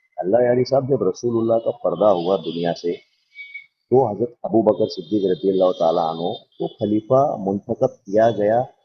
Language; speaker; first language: Urdu; native; Urdu